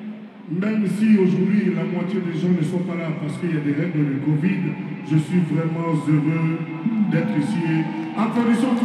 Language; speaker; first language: French; non-native, local second language; Lingala